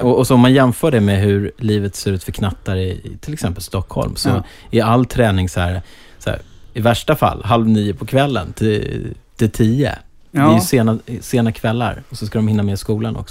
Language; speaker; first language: Swedish; native; Swedish